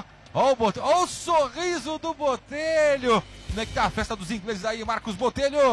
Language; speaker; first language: Portuguese; native; Portuguese